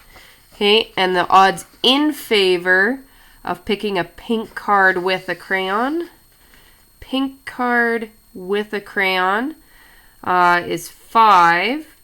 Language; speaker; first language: English; native; English